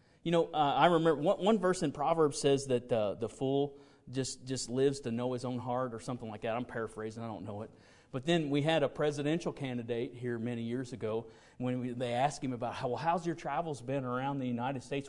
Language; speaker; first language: English; native; English